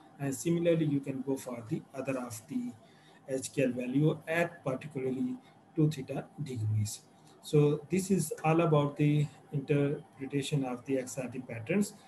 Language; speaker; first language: English; non-native, local second language; Urdu